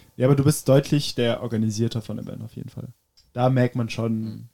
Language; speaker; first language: German; non-native, fluent; French